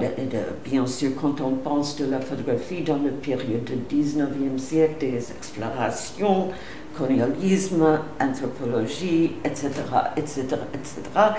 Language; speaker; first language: French; non-native, fluent; English